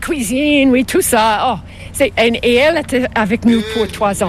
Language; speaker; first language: French; non-native, local second language; English